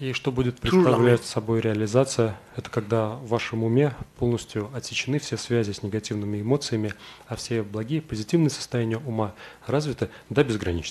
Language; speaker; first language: Russian; native; Russian